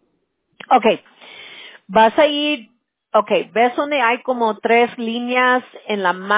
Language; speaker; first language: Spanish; early bilingual, heritage; Spanish